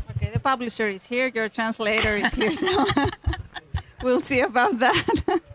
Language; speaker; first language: English; non-native, fluent; Greek